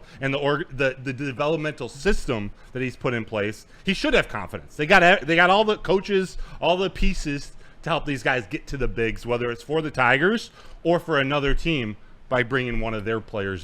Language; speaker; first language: English; native; English